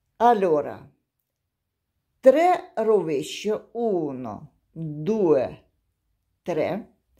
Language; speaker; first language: Italian; non-native, learner; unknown